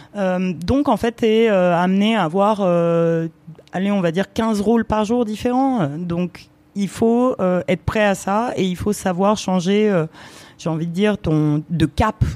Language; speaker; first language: French; early bilingual, other home language; Romanian